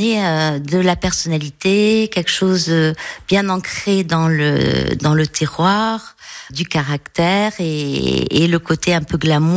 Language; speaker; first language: French; native; French